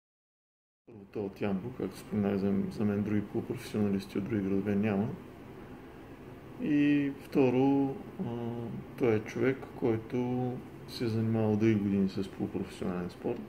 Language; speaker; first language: Bulgarian; native; Bulgarian